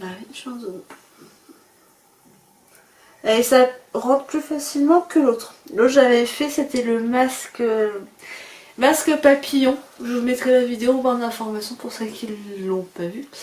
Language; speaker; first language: French; native; French